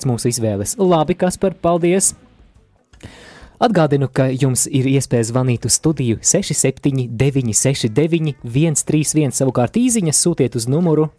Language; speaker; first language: Latvian; native; Latvian